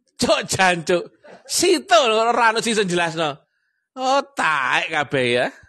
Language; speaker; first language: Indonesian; non-native, local second language; Javanese